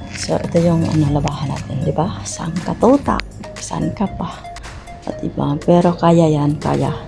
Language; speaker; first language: Filipino; non-native, local second language; Cebuano